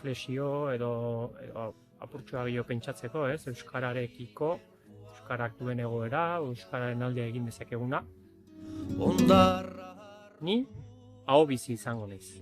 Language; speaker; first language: Basque; native; Basque